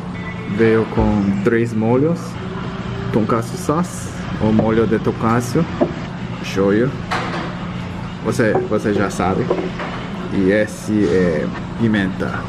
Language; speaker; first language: Portuguese; non-native, learner; English